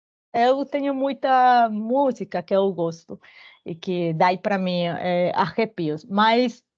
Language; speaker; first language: Portuguese; non-native, learner; Spanish